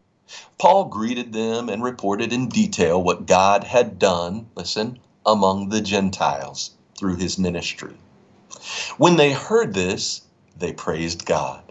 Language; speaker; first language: English; native; English